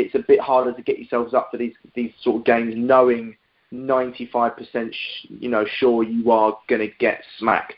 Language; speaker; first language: English; native; English